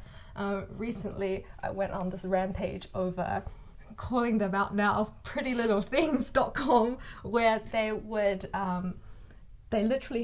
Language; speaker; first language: English; native; English